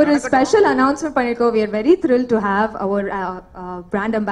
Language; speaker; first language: Tamil; native; Tamil